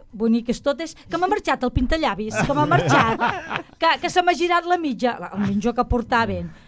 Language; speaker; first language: Catalan; native; Catalan